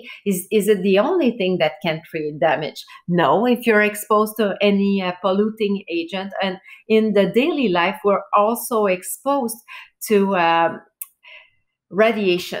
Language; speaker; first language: English; non-native, fluent; French